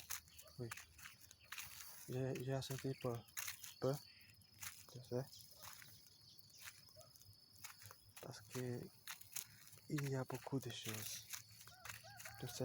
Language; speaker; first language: French; non-native, learner; Portuguese